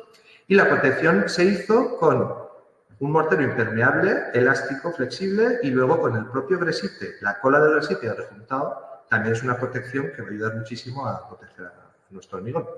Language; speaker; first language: Spanish; native; Spanish